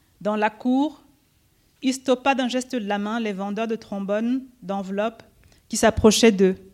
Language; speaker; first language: French; native; French